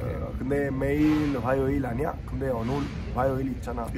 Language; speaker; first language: Korean; non-native, fluent; Italian